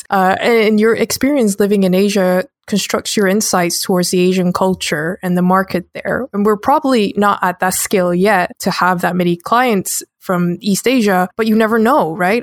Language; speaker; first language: English; native; English